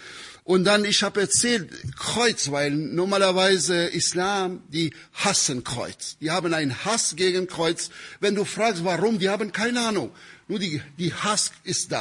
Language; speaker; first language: German; non-native, fluent; Albanian